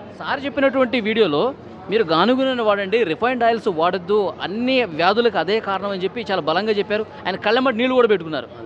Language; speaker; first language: Telugu; native; Telugu